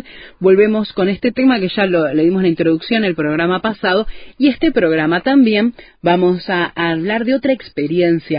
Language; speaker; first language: Spanish; native; Spanish